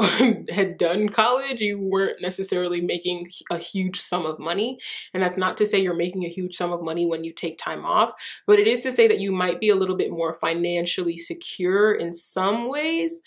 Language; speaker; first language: English; early bilingual, other home language; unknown